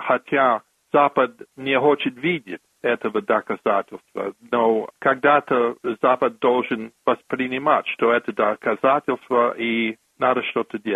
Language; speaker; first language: Russian; non-native, fluent; English